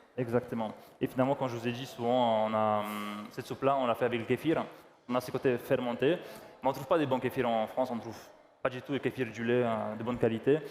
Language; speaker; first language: French; non-native, fluent; Polish